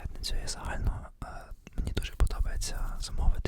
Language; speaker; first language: Ukrainian; early bilingual, heritage; Ukrainian